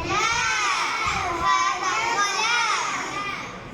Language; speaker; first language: Arabic; non-native, learner; Bangla